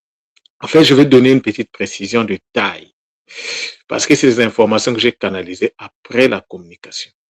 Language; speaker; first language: French; non-native, local second language; Kongo